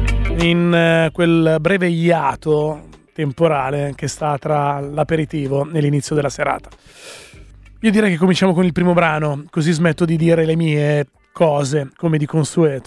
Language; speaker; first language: Italian; native; Italian